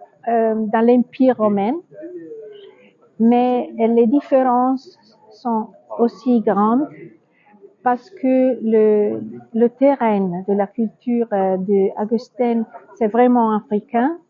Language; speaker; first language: French; non-native, fluent; Italian